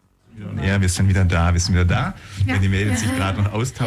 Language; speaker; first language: German; native; German